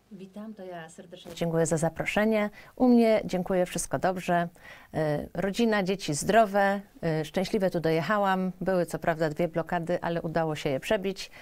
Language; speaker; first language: Polish; native; Polish